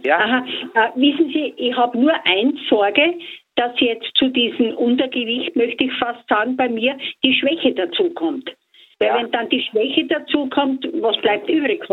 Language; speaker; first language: German; native; German